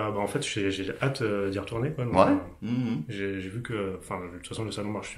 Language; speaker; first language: French; native; French